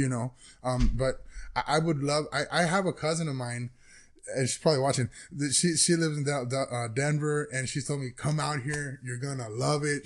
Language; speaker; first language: English; early bilingual, other home language; Spanish